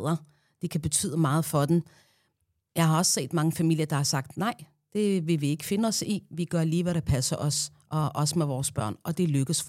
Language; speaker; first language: Danish; non-native, fluent; Arabic